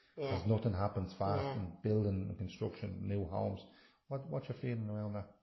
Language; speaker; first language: English; native; English